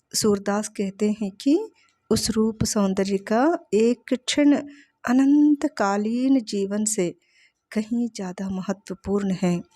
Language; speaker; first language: Hindi; non-native, local second language; Telugu